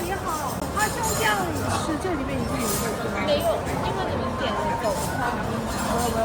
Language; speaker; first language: Chinese; non-native, fluent; Korean